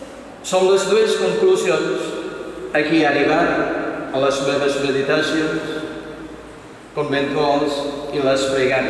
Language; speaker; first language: Catalan; non-native, fluent; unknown